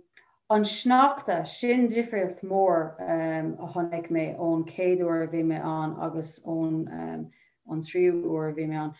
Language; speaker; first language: Irish; non-native, local second language; English